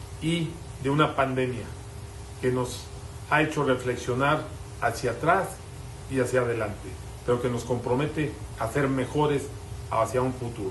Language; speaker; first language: Spanish; native; Spanish